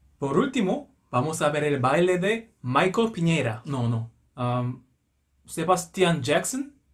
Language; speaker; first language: Spanish; non-native, learner; Korean